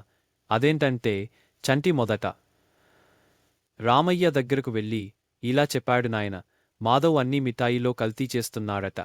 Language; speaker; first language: Telugu; native; Telugu